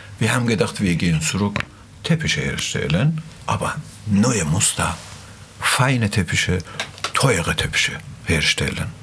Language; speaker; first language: German; non-native, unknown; Azerbaijani